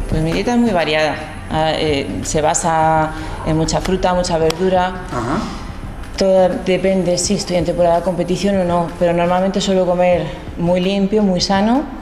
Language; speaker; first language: Spanish; native; Spanish